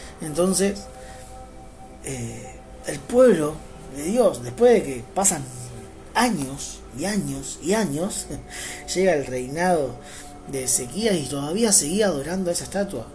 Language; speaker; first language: Spanish; native; Spanish